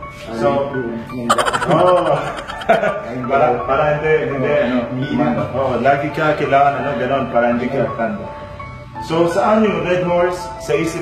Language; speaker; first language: Filipino; non-native, learner; Arabic